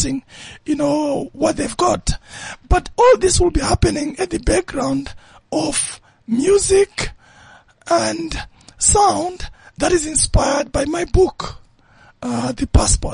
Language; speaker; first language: English; non-native, local second language; Shona